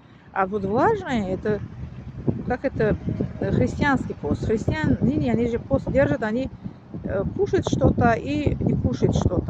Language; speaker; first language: Russian; non-native, learner; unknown